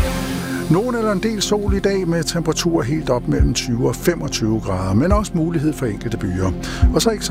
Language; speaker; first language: Danish; native; Danish